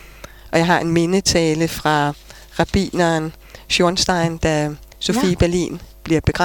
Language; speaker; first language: Danish; native; Danish